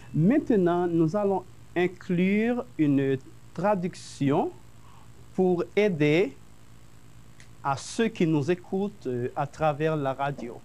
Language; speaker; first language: French; non-native, fluent; Spanish